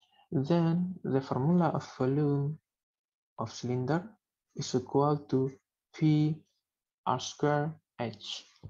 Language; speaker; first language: English; non-native, learner; Indonesian